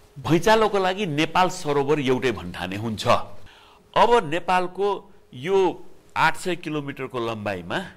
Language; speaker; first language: Nepali; native; Nepali